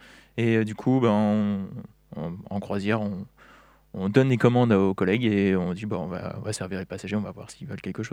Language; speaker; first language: French; native; French